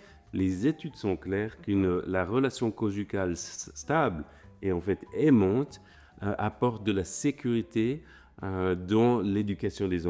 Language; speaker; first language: French; native; French